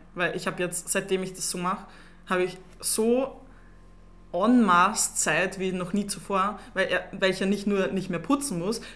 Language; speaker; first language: German; native; German